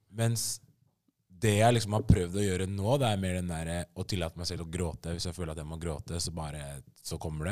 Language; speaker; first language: Norwegian; early bilingual, other home language; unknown